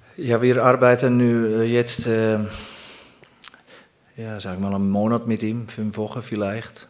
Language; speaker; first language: German; non-native, fluent; Dutch